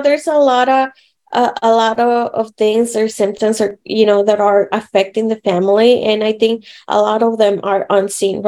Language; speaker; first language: English; native; English